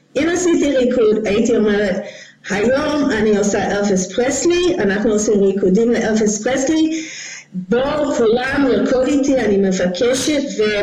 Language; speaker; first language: Hebrew; non-native, fluent; English